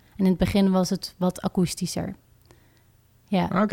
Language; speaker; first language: Dutch; native; Dutch